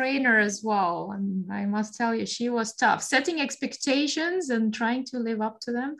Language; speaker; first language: English; non-native, fluent; Russian